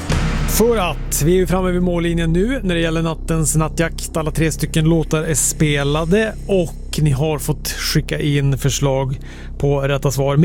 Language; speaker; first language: Swedish; native; Swedish